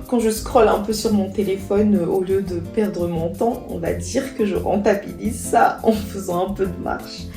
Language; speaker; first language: French; non-native, local second language; Malagasy